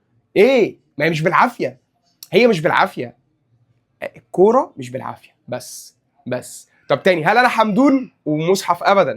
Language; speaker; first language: Arabic; native; Arabic